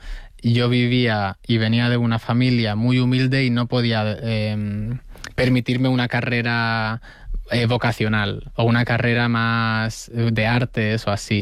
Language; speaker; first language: Spanish; native; Spanish